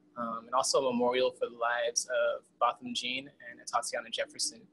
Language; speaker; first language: English; native; English